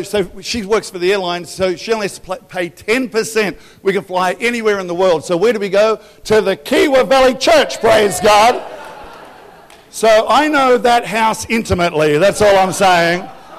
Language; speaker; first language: English; native; English